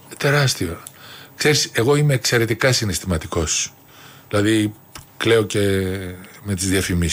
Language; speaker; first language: Greek; native; Greek